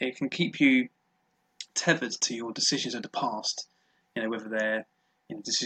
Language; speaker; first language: English; native; English